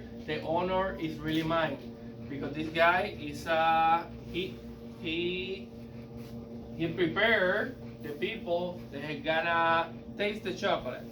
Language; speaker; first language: English; non-native, learner; Spanish